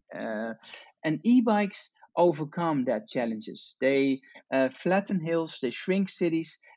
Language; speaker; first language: English; non-native, fluent; Dutch